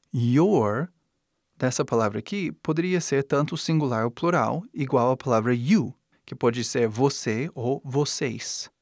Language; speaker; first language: Portuguese; non-native, fluent; English